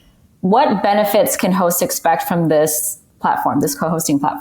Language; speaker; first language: English; native; English